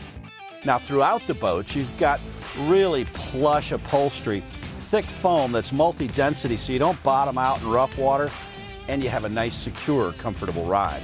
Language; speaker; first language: English; native; English